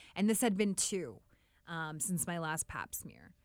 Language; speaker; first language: English; native; English